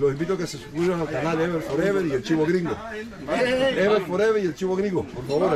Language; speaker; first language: Spanish; native; Spanish